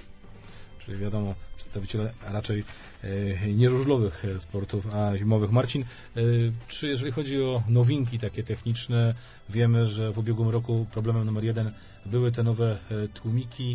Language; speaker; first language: Polish; native; Polish